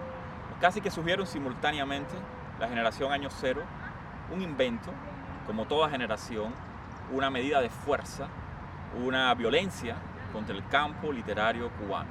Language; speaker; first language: Spanish; native; Spanish